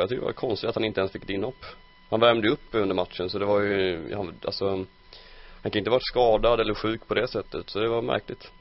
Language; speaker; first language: Swedish; native; Swedish